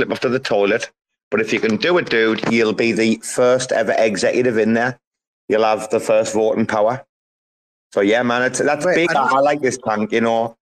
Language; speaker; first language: English; native; English